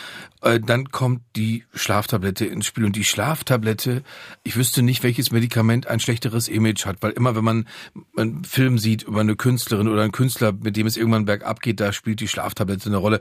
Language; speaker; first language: German; native; German